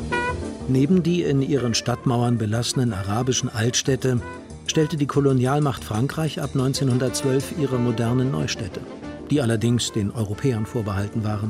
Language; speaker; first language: German; native; German